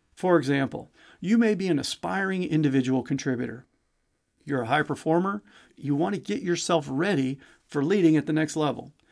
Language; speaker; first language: English; native; English